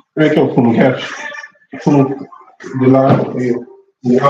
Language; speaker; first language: Portuguese; non-native, learner; English